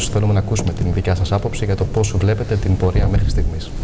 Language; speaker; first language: Greek; native; Greek